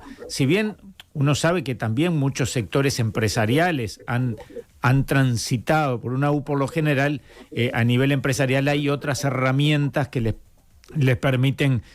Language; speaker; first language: Spanish; native; Spanish